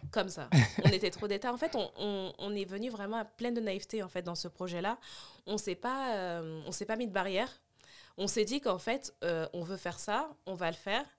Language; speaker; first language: French; native; French